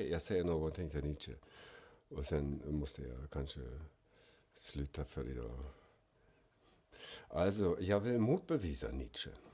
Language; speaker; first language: Swedish; non-native, fluent; German